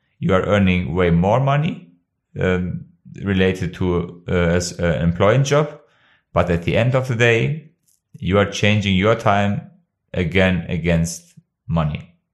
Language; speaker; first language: English; non-native, fluent; Albanian